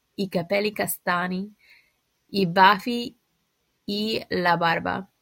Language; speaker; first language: Italian; non-native, learner; English